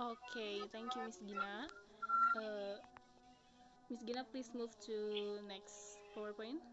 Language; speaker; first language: English; non-native, learner; Indonesian